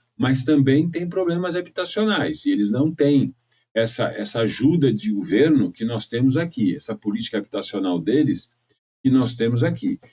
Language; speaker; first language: Portuguese; native; Portuguese